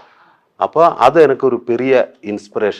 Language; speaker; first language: Tamil; non-native, learner; Malayalam